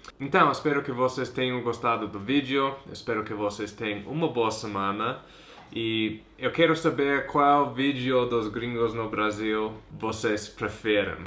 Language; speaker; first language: Portuguese; non-native, fluent; English